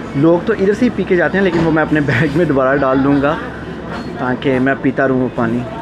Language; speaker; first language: Urdu; native; Urdu